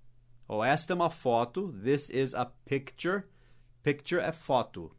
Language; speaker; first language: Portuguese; non-native, fluent; English